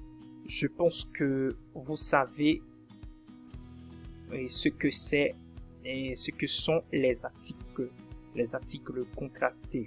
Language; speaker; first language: French; non-native, fluent; Portuguese